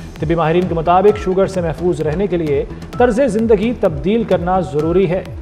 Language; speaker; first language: Urdu; native; Urdu